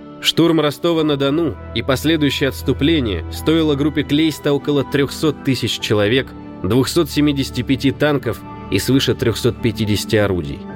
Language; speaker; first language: Russian; native; Russian